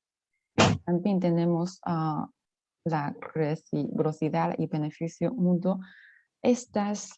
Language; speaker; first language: Spanish; non-native, fluent; Chinese